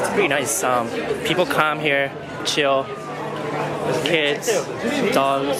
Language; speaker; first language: English; non-native, fluent; Japanese